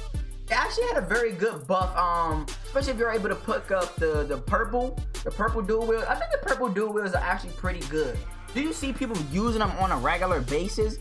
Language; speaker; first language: English; native; English